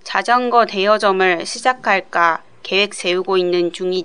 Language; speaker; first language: Korean; non-native, learner; Japanese